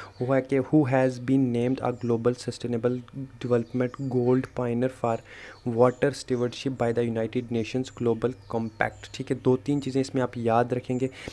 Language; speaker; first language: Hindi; non-native, local second language; Kashmiri